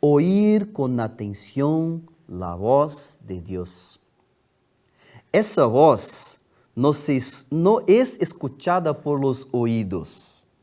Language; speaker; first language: Spanish; non-native, fluent; Portuguese